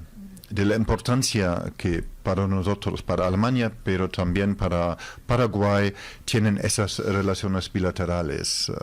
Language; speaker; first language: Spanish; non-native, fluent; German